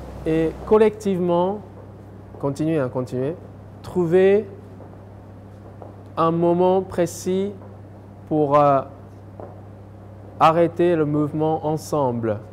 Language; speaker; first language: French; non-native, fluent; English